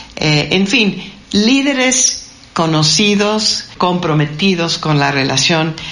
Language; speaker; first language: Spanish; non-native, fluent; English